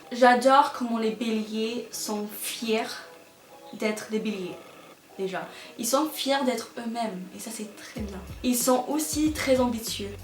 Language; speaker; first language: French; non-native, fluent; English